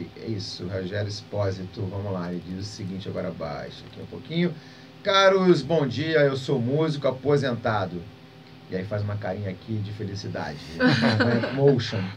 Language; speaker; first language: Portuguese; native; Portuguese